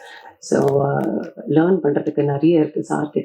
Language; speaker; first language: Tamil; non-native, fluent; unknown